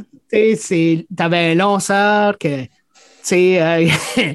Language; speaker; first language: French; native; French